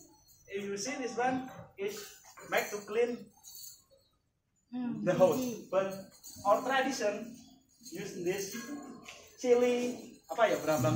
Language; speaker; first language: English; non-native, learner; Indonesian